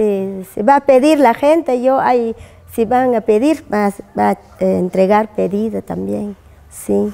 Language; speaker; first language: Spanish; non-native, local second language; Kaqchikel